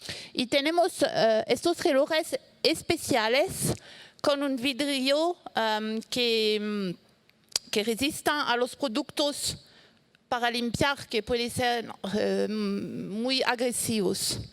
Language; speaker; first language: Spanish; non-native, fluent; French